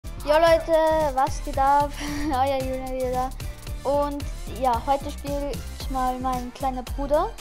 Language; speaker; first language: German; native; German